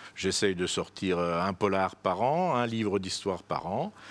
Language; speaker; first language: French; native; French